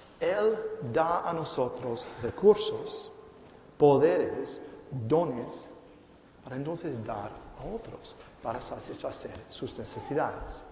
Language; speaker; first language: Spanish; non-native, fluent; English